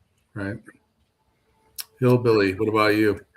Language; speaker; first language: English; native; English